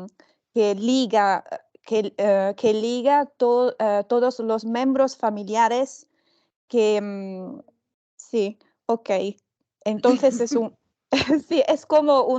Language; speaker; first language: Spanish; non-native, learner; Chinese